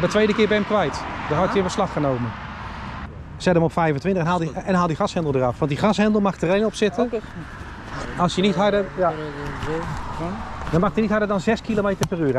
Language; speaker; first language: Dutch; native; Dutch